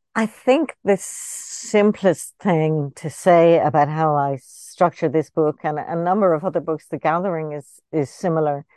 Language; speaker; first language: English; native; English